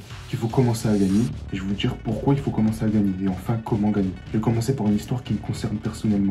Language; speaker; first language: French; native; French